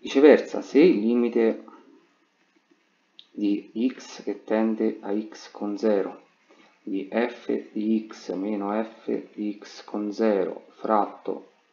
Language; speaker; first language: Italian; native; Italian